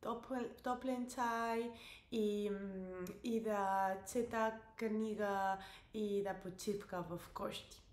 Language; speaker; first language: Bulgarian; non-native, learner; English